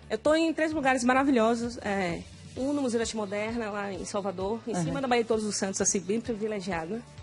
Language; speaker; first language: Portuguese; native; Portuguese